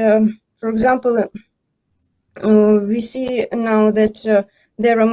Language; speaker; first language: English; non-native, learner; Ukrainian